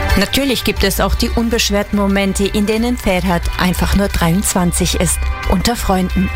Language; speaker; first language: German; native; German